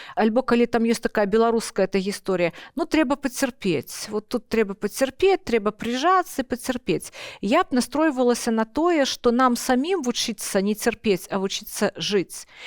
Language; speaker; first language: Belarusian; non-native, local second language; Russian